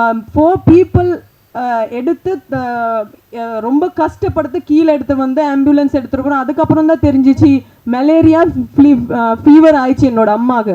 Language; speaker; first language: Tamil; non-native, learner; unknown